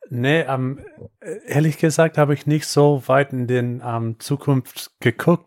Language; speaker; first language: German; non-native, fluent; English